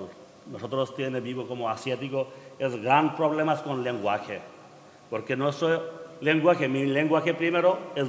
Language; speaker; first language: Spanish; non-native, learner; Bangla